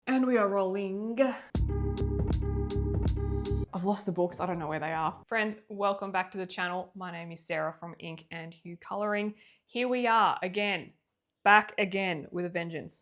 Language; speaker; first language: English; native; English